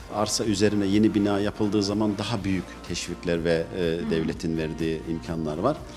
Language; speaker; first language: Turkish; early bilingual, heritage; Turkish